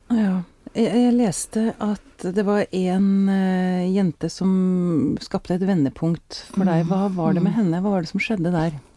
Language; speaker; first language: Norwegian; native; Norwegian